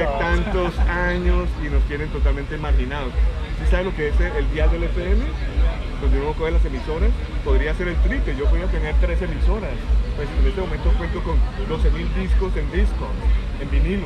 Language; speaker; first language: Spanish; native; Spanish